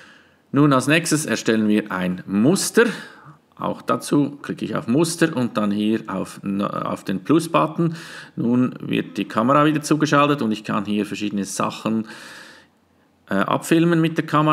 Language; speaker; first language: German; native; German